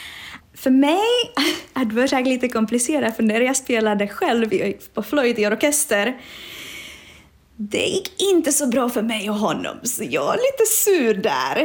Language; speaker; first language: Swedish; non-native, fluent; Czech